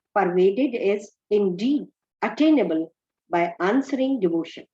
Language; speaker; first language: English; non-native, local second language; Hindi